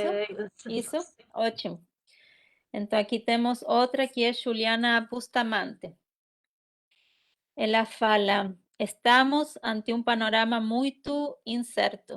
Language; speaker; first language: Portuguese; non-native, fluent; Spanish